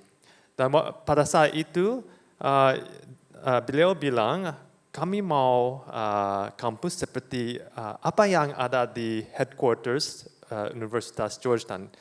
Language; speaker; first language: Indonesian; non-native, fluent; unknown